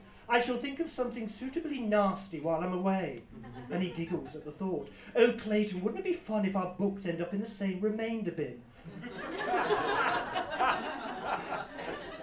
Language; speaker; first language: English; native; English